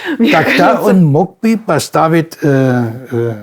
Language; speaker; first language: Russian; non-native, fluent; German